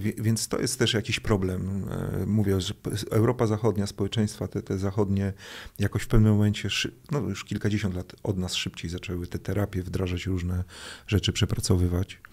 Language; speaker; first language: Polish; native; Polish